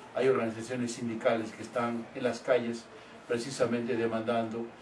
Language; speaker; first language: Spanish; native; Spanish